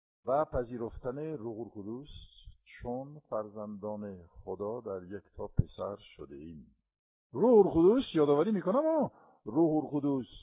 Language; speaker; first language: Persian; non-native, fluent; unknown